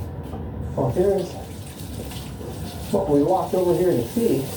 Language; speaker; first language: English; native; English